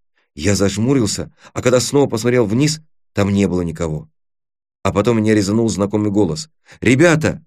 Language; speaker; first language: Russian; native; Russian